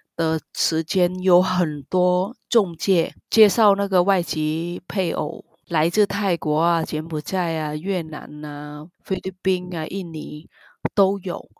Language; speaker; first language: Chinese; non-native, fluent; Vietnamese